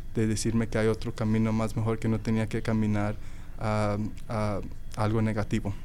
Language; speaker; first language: Spanish; early bilingual, heritage; Spanish